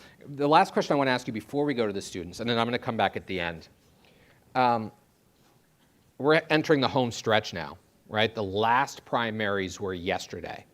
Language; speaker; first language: English; native; English